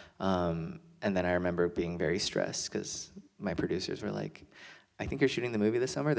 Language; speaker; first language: English; native; English